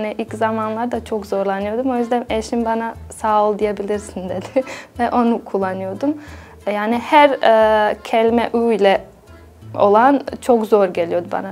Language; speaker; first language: Turkish; non-native, fluent; Bosnian